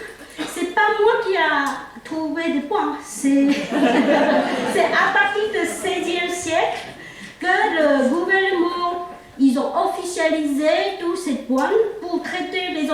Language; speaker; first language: French; non-native, local second language; Chinese